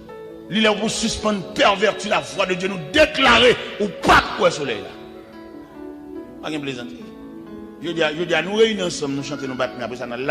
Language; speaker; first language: French; non-native, local second language; Haitian Creole